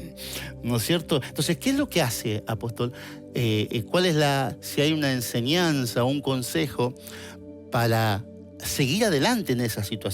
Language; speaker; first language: Spanish; native; Spanish